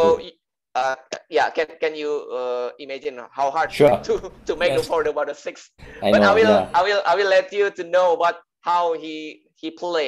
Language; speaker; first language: English; non-native, learner; Indonesian